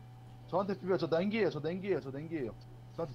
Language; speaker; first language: Korean; native; Korean